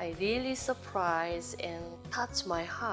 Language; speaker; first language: English; non-native, learner; Korean